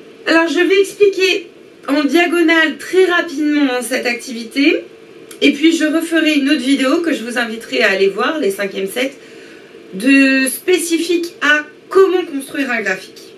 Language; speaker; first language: French; native; French